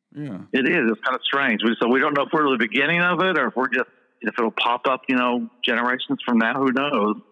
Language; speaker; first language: English; native; English